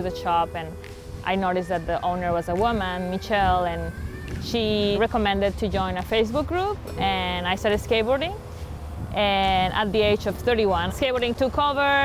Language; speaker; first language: English; non-native, fluent; Spanish